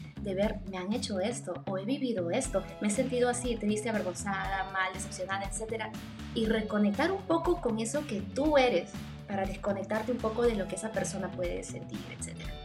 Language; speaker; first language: Spanish; native; Spanish